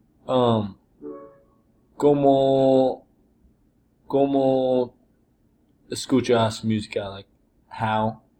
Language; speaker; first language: Spanish; non-native, learner; English